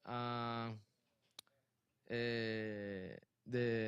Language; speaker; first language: English; non-native, learner; Spanish